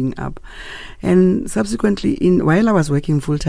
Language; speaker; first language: English; non-native, local second language; Tswana